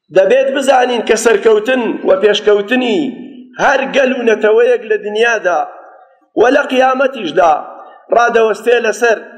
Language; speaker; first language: Central Kurdish; native; Central Kurdish